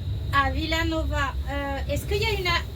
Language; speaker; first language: French; native; French